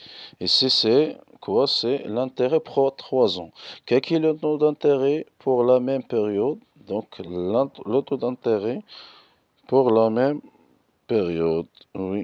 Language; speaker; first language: French; non-native, local second language; Arabic